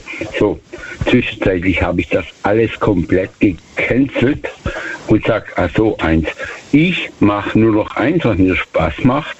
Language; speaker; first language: German; native; German